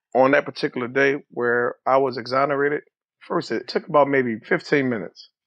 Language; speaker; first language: English; native; English